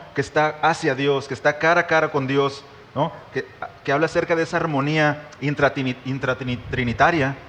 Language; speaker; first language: Spanish; native; Spanish